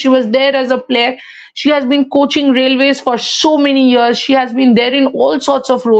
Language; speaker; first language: English; non-native, local second language; Hindi